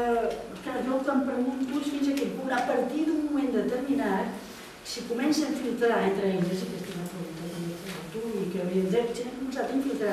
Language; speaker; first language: Catalan; native; Catalan